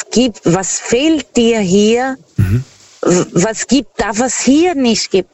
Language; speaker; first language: German; non-native, fluent; Portuguese